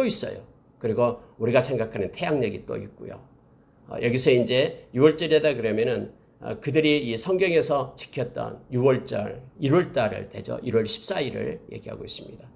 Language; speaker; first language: Korean; native; Korean